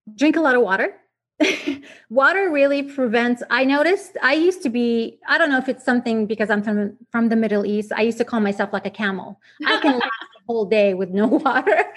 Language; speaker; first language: English; non-native, fluent; Arabic